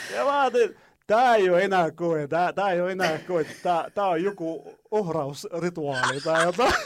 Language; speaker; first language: Finnish; non-native, fluent; Arabic